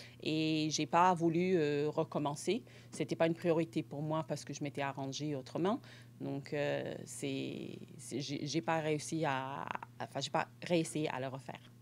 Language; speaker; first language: French; non-native, fluent; English